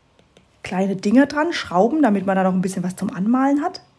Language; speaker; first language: German; native; German